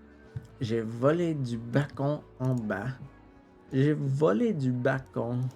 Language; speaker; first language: French; non-native, local second language; English